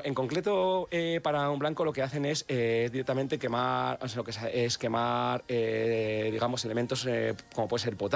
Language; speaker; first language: Spanish; native; Spanish